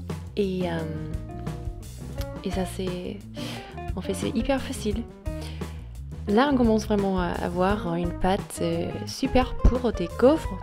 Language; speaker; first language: French; non-native, fluent; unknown